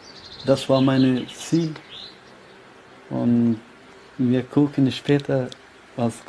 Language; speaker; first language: German; non-native, learner; Persian